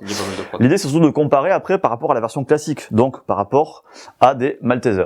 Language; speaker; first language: French; native; French